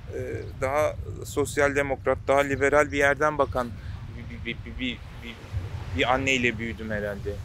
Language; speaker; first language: Turkish; native; Turkish